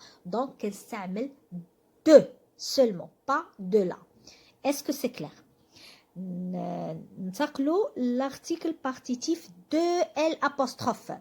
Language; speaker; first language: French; non-native, local second language; Arabic